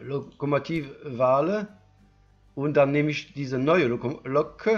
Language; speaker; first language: German; non-native, learner; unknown